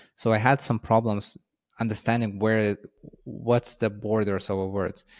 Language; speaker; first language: English; non-native, fluent; Lithuanian